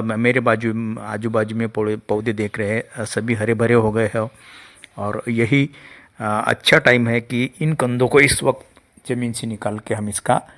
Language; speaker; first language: Hindi; non-native, local second language; Marathi